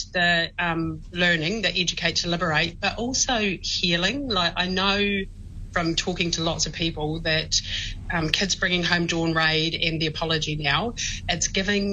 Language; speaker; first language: English; native; English